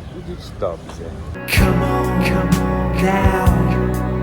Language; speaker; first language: Polish; non-native, learner; English